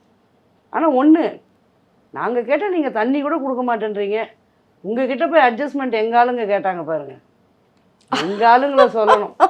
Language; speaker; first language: Tamil; native; Tamil